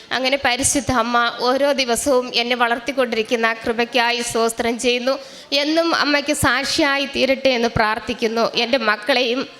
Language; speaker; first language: Malayalam; native; Malayalam